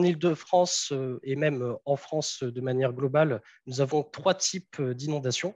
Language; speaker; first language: French; native; French